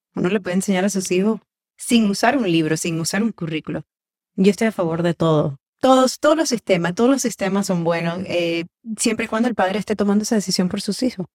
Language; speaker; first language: Spanish; native; Spanish